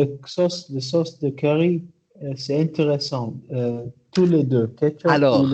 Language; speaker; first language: French; non-native, learner; Arabic